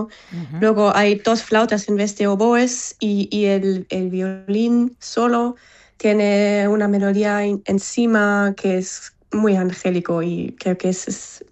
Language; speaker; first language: Spanish; non-native, fluent; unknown